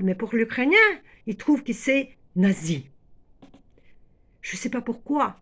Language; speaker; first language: French; non-native, fluent; Ukrainian